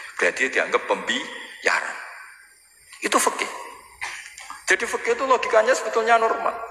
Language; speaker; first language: Indonesian; non-native, local second language; Javanese